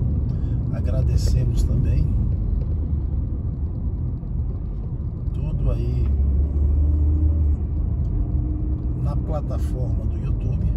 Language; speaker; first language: Portuguese; native; Portuguese